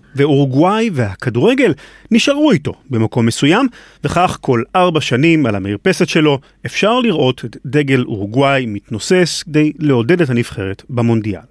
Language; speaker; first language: Hebrew; native; Hebrew